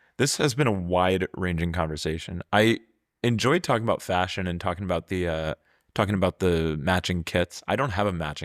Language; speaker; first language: English; native; English